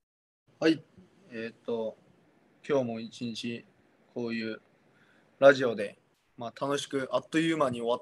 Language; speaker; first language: Japanese; non-native, learner; Korean